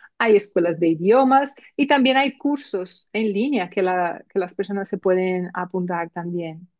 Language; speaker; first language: Spanish; early bilingual, heritage; Spanish